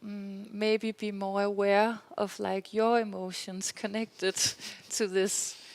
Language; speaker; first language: English; non-native, fluent; Danish